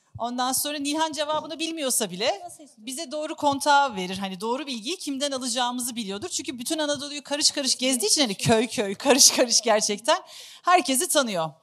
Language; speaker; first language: Turkish; native; Turkish